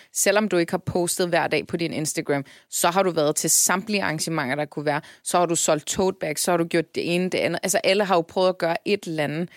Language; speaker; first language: Danish; early bilingual, other home language; Turkish